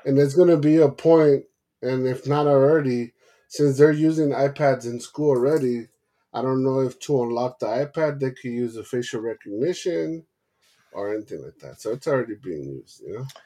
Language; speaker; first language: English; early bilingual, other home language; Spanish